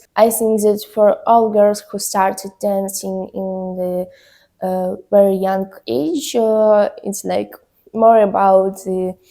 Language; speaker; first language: English; non-native, learner; Ukrainian